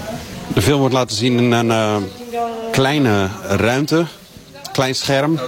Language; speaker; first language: Dutch; non-native, fluent; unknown